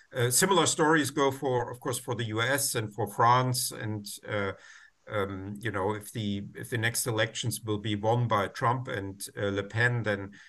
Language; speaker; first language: English; non-native, fluent; German